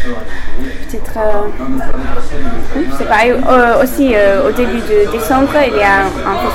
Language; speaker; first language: French; non-native, learner; English